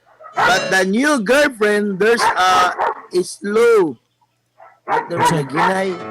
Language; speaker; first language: English; non-native, learner; Cebuano